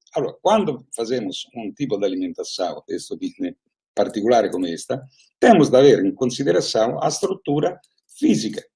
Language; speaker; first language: Portuguese; non-native, learner; Italian